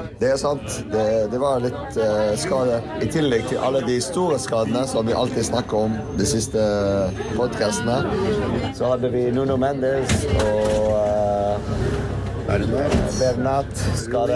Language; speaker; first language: Norwegian; non-native, fluent; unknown